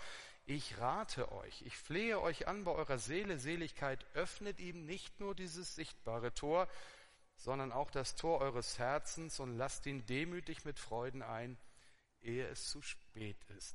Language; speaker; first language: German; native; German